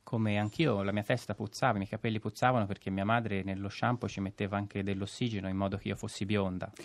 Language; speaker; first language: Italian; native; Italian